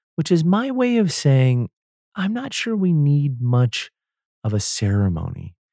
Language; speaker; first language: English; native; English